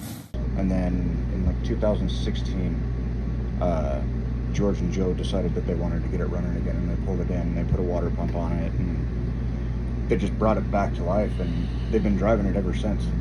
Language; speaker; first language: English; native; English